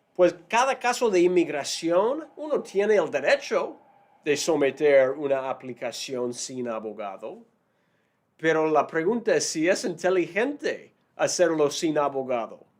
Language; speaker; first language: Spanish; non-native, fluent; English